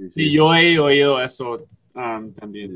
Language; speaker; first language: Spanish; non-native, learner; English